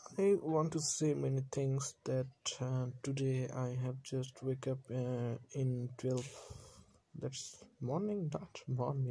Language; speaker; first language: English; non-native, learner; Bangla